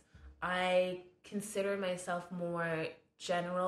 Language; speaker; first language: English; non-native, fluent; French